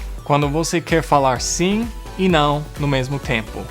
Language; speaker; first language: Portuguese; non-native, fluent; English